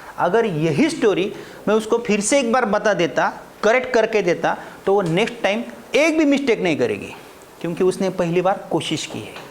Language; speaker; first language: Hindi; non-native, local second language; Marathi